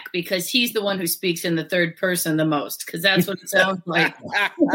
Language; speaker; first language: English; native; English